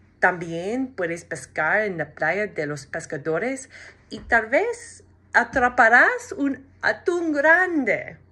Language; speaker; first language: Spanish; non-native, learner; English